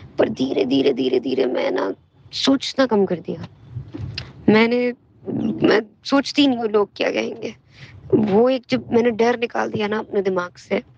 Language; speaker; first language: Hindi; native; Hindi